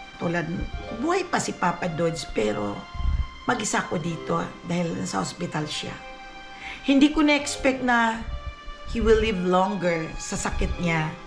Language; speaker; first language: Filipino; non-native, local second language; Cebuano